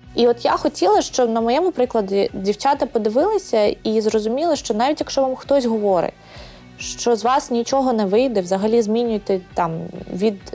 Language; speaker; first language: Ukrainian; native; Ukrainian